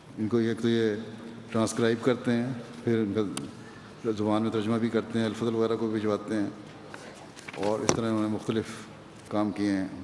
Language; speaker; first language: Urdu; native; Urdu